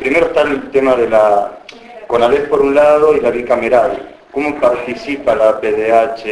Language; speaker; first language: Spanish; native; Spanish